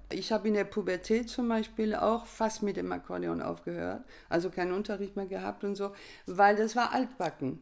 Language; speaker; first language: German; non-native, fluent; French